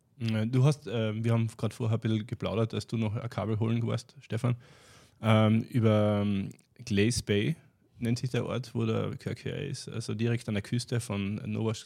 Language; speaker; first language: German; native; German